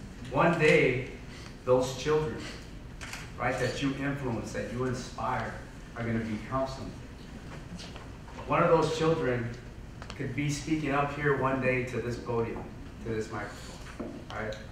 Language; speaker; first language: English; early bilingual, other home language; Spanish